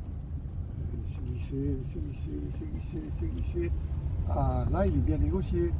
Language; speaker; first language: French; native; French